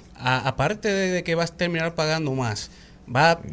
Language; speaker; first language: Spanish; native; Spanish